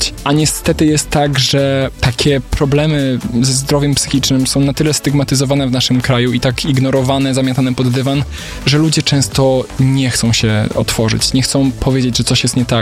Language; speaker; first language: Polish; native; Polish